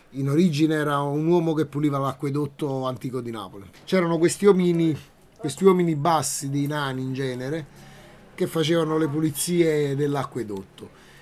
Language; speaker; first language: Italian; native; Italian